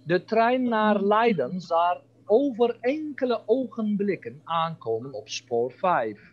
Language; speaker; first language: Dutch; non-native, fluent; Turkish